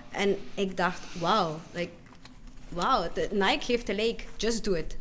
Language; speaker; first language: Dutch; non-native, fluent; Spanish